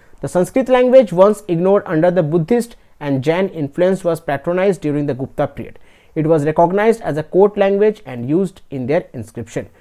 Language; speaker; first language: English; non-native, local second language; Bangla